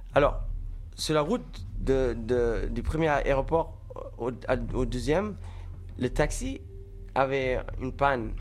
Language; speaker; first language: French; non-native, fluent; German